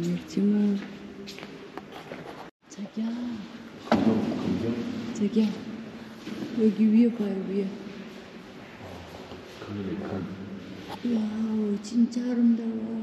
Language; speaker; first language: Korean; non-native, fluent; Uzbek